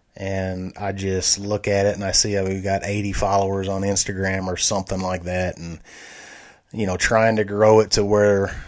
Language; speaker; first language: English; native; English